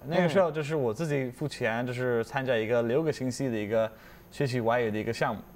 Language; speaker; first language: Chinese; non-native, fluent; English